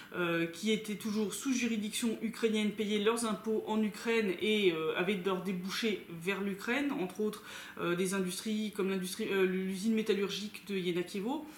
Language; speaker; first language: French; native; French